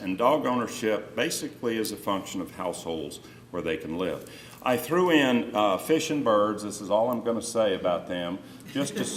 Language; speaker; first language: English; native; English